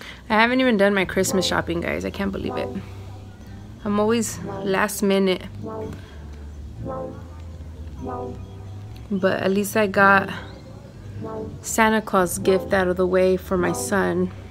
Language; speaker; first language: English; early bilingual, other home language; Spanish